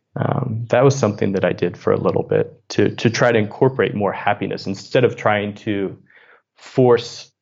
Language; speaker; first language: English; native; English